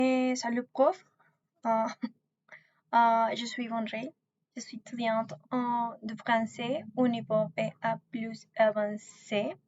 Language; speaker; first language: French; non-native, learner; Spanish